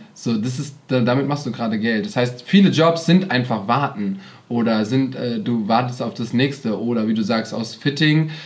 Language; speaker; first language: German; native; German